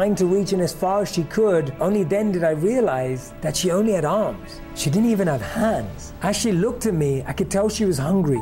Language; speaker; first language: English; native; English